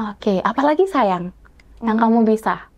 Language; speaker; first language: Indonesian; native; Indonesian